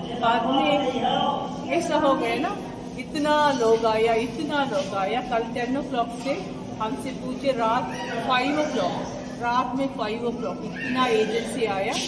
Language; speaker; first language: Hindi; non-native, local second language; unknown